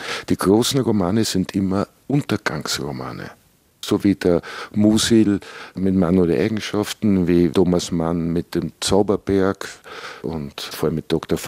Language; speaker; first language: German; native; German